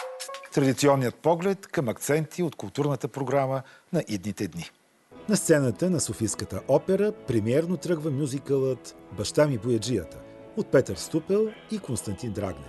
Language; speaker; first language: Bulgarian; native; Bulgarian